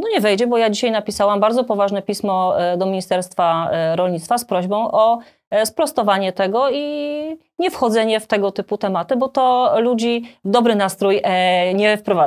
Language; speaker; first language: Polish; native; Polish